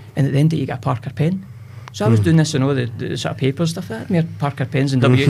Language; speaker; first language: English; native; English